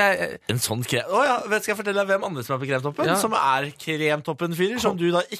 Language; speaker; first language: Norwegian; native; Norwegian